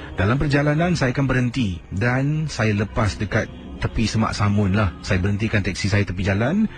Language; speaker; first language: Malay; native; Malay